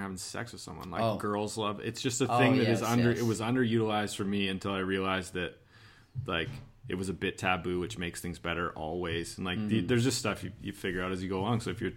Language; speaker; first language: English; native; English